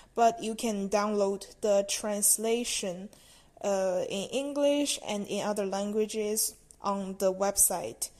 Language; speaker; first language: English; non-native, fluent; Chinese